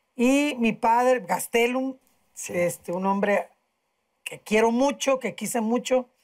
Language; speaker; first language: Spanish; native; Spanish